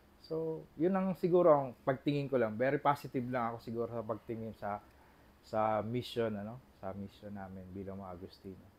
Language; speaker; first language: Filipino; non-native, local second language; Bikol